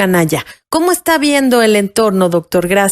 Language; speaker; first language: Spanish; native; Spanish